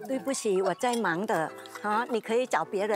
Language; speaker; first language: Chinese; non-native, learner; Thai